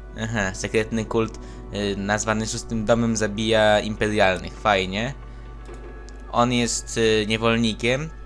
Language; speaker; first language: Polish; native; Polish